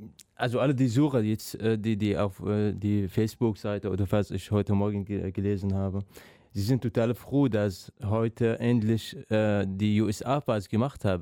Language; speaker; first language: German; non-native, learner; Arabic